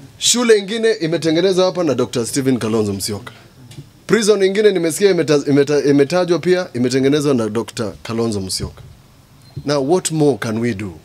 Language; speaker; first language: Swahili; non-native, local second language; Kamba